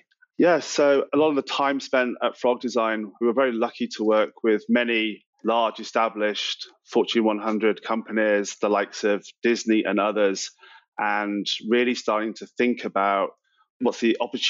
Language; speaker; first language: English; native; English